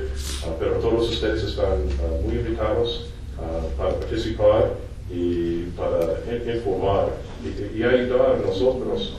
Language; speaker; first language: Spanish; non-native, learner; English